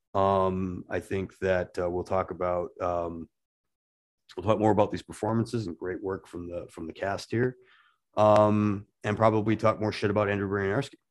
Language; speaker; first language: English; native; English